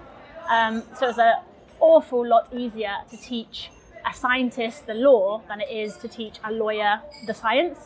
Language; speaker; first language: English; native; English